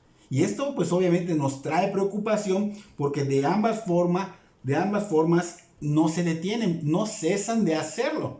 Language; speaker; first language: Spanish; native; Spanish